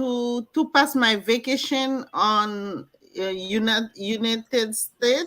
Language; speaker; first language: English; non-native, learner; French